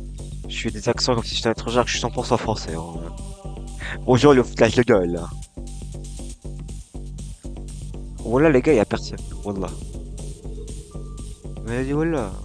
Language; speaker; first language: French; native; French